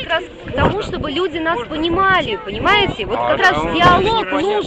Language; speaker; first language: Russian; native; Russian